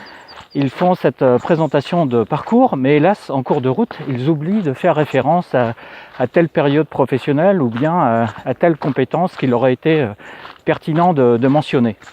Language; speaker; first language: French; native; French